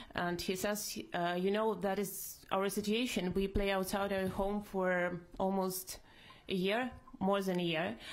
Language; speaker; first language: English; non-native, fluent; Ukrainian